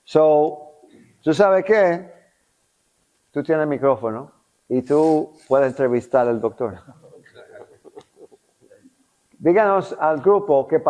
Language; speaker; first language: Spanish; non-native, local second language; English